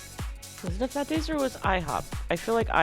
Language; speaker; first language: English; native; English